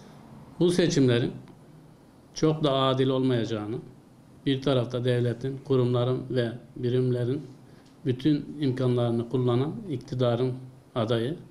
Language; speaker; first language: Turkish; native; Turkish